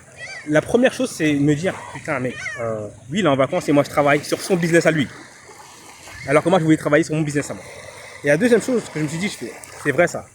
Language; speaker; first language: French; native; French